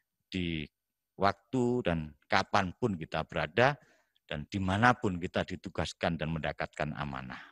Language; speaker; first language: Indonesian; non-native, local second language; Javanese